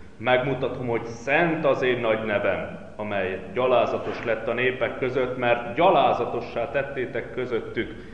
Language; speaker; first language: Hungarian; native; Hungarian